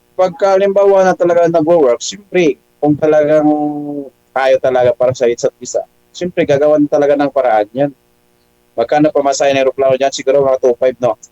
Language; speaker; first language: Filipino; native; Filipino